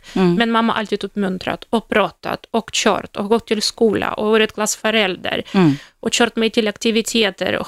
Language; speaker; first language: Swedish; non-native, fluent; Russian